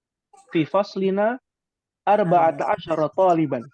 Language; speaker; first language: Arabic; non-native, fluent; Indonesian